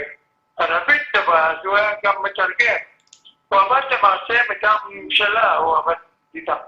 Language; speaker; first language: Hebrew; early bilingual, other home language; Arabic